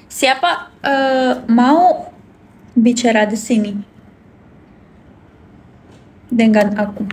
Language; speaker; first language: Indonesian; non-native, learner; Russian